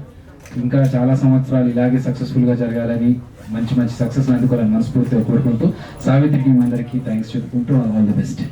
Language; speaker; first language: Telugu; native; Telugu